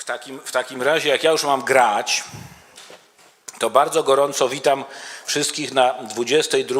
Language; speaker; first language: Polish; native; Polish